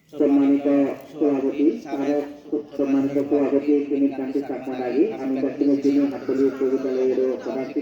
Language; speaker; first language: Bangla; non-native, local second language; Chakma